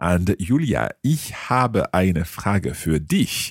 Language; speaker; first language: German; non-native, learner; English